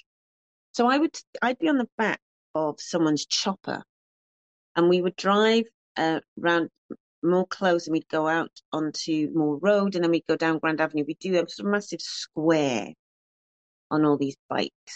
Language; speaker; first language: English; native; English